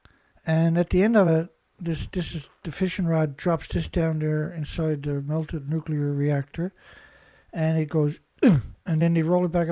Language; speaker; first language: English; native; English